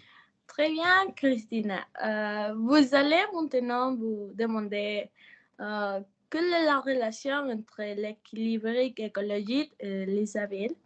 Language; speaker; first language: French; non-native, learner; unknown